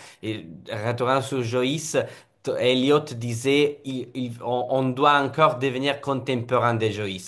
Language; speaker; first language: French; non-native, fluent; Italian